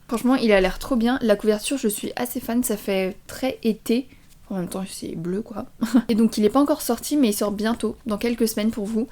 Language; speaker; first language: French; early bilingual, other home language; Vietnamese